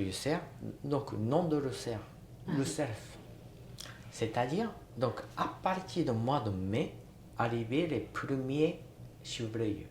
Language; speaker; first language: French; non-native, learner; Japanese